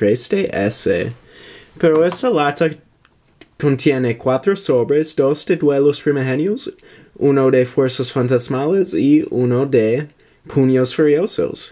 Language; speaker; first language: Spanish; early bilingual, heritage; English